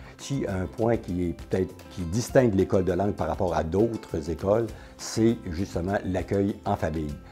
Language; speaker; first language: French; native; French